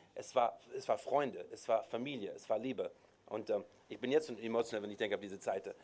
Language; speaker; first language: German; non-native, fluent; English